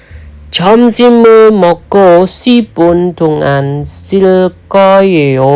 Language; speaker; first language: Korean; non-native, fluent; Khmer